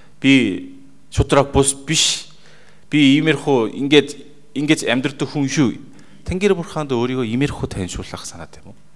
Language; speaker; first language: Mongolian; non-native, fluent; Korean